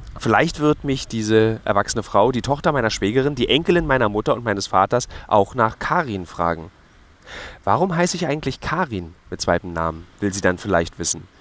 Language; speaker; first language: German; native; German